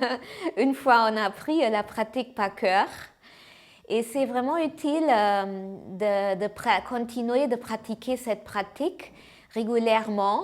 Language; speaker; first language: French; non-native, fluent; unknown